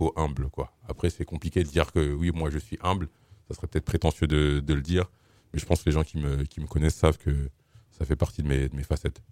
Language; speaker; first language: French; native; French